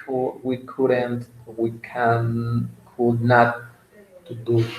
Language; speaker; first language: English; non-native, learner; Spanish